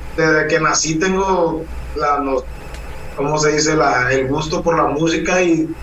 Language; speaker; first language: Spanish; native; Spanish